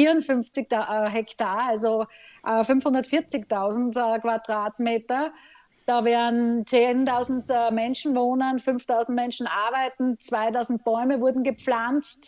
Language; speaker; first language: German; native; German